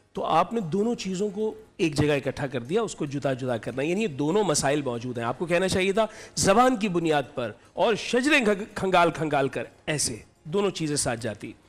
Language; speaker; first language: Urdu; native; Urdu